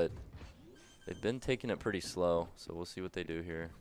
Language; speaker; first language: English; native; English